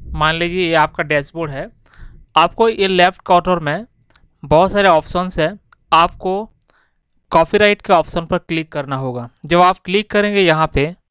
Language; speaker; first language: Hindi; non-native, local second language; Bangla